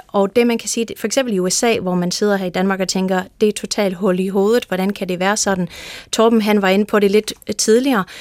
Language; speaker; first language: Danish; non-native, fluent; English